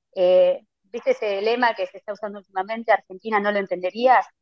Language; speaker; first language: Spanish; native; Spanish